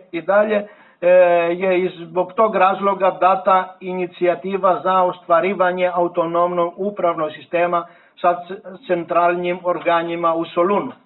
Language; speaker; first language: Serbian; non-native, fluent; Greek